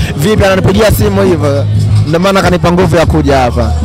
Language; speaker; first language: Swahili; non-native, fluent; English